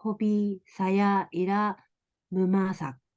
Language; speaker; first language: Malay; non-native, learner; Japanese